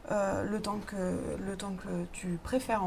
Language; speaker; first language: French; native; French